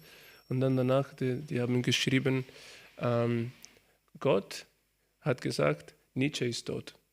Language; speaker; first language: German; non-native, learner; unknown